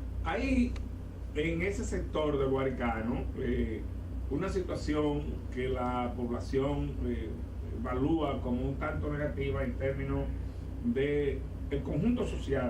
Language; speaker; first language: Spanish; native; Spanish